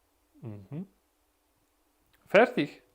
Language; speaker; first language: German; non-native, learner; Russian